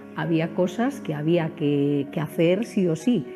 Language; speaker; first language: Spanish; native; Spanish